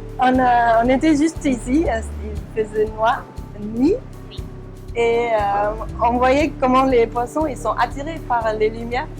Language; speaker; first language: French; non-native, fluent; German